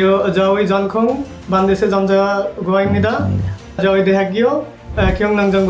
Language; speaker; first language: Korean; non-native, learner; Bangla